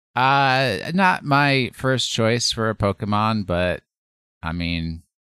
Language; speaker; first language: English; native; English